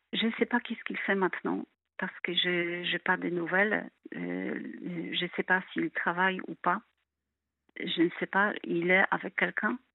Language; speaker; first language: French; non-native, fluent; Polish